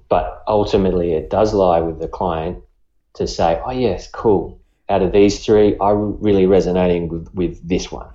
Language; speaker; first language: English; native; English